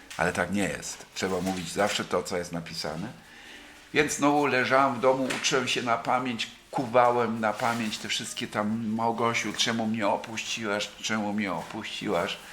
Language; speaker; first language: Polish; non-native, fluent; German